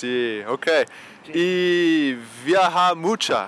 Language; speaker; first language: Spanish; non-native, learner; English